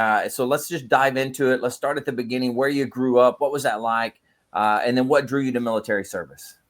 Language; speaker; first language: English; native; English